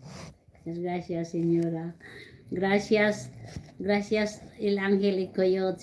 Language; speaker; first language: Spanish; non-native, learner; Cebuano